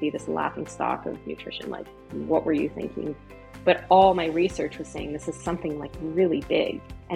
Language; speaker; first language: English; native; English